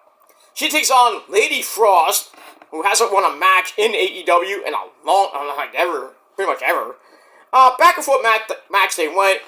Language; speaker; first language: English; native; English